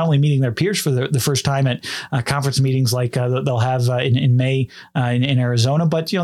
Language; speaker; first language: English; native; English